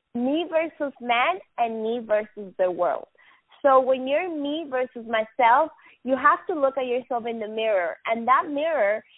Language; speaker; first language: English; non-native, fluent; Spanish